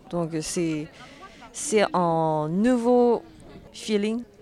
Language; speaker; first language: French; non-native, learner; Korean